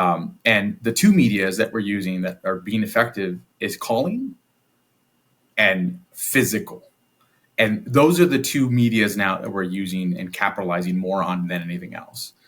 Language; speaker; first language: English; native; English